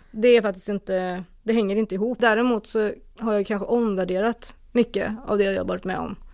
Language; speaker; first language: Swedish; native; Swedish